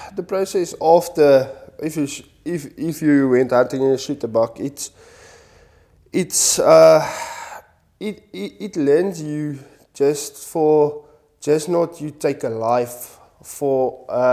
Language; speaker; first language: English; non-native, local second language; Afrikaans